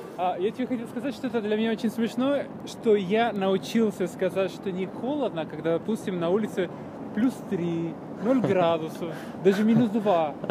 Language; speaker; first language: Russian; non-native, fluent; Spanish